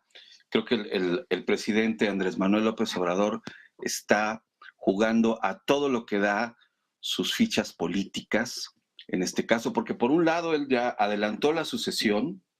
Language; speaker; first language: Spanish; native; Spanish